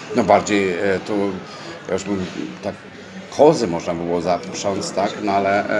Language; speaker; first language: Polish; native; Polish